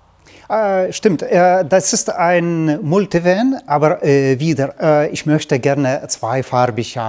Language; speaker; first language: German; non-native, learner; Lithuanian